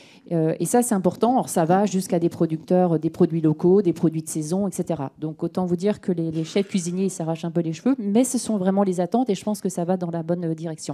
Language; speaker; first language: French; native; French